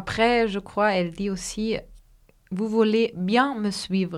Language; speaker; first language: French; non-native, fluent; Spanish